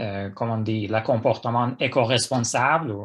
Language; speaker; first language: French; non-native, fluent; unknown